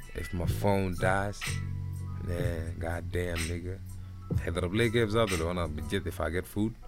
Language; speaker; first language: Arabic; early bilingual, heritage; Arabic